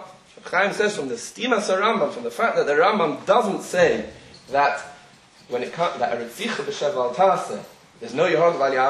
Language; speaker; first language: English; native; English